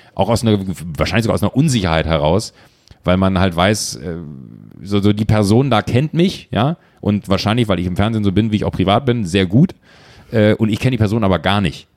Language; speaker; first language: German; native; German